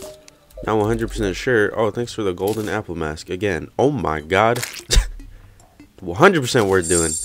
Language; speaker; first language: English; native; English